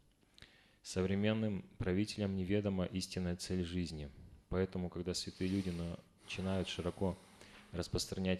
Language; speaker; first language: Russian; native; Russian